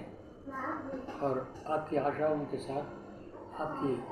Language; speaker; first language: Hindi; non-native, local second language; Tamil